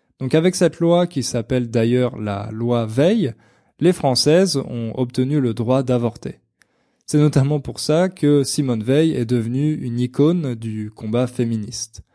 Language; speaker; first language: French; native; French